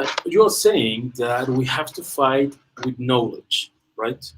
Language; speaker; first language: English; non-native, fluent; Spanish